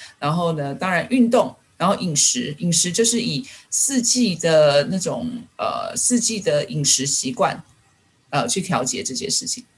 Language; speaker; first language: Chinese; native; Chinese